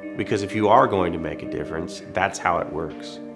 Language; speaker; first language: English; native; English